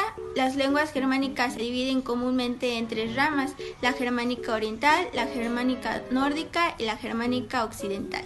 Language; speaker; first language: Spanish; native; Spanish